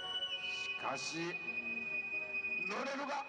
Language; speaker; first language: Japanese; non-native, learner; Chinese